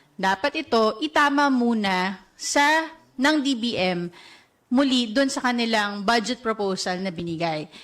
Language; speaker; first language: Filipino; native; Filipino